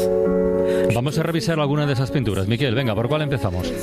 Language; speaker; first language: Spanish; native; Spanish